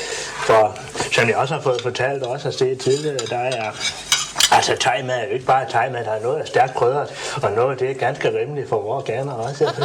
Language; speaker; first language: Danish; native; Danish